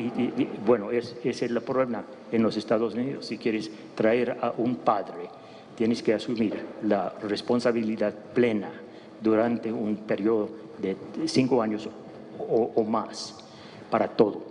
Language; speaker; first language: Spanish; non-native, fluent; English